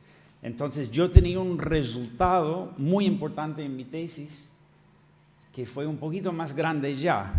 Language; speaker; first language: Spanish; non-native, fluent; English